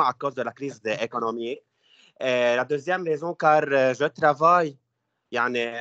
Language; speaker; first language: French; non-native, learner; Arabic